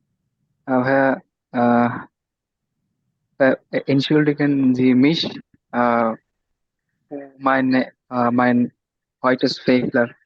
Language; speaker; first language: German; non-native, learner; Bangla